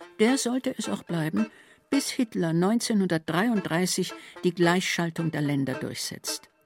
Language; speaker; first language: German; native; German